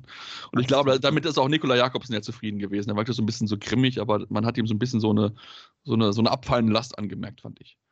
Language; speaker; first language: German; native; German